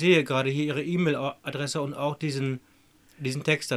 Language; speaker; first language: German; native; German